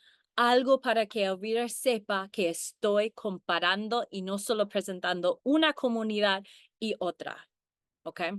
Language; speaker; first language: Spanish; early bilingual, heritage; Spanish